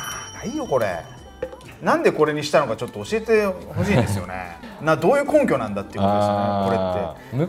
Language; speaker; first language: Japanese; native; Japanese